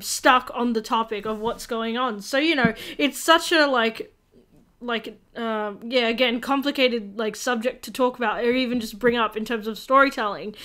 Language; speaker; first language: English; native; English